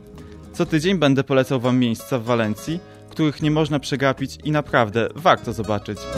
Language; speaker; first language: Polish; native; Polish